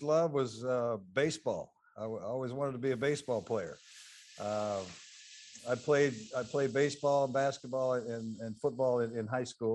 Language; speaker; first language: English; native; English